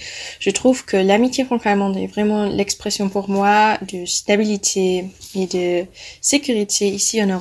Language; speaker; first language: French; non-native, fluent; German